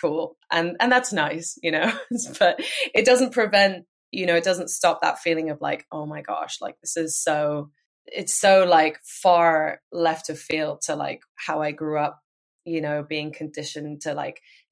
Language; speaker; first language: English; native; English